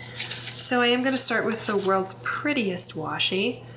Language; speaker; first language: English; native; English